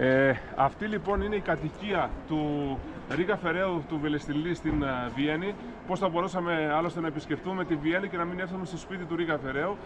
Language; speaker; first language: Greek; native; Greek